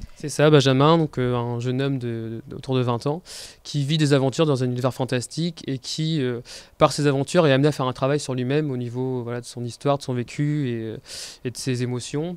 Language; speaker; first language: French; native; French